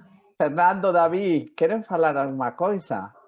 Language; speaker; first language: Portuguese; non-native, fluent; Spanish